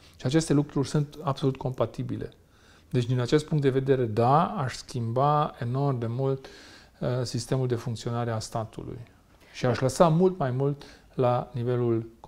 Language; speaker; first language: Romanian; non-native, local second language; Hungarian